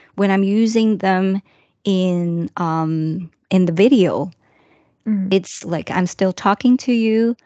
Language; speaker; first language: English; non-native, fluent; Chinese